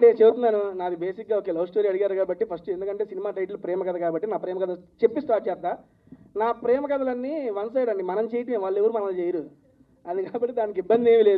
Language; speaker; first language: Telugu; native; Telugu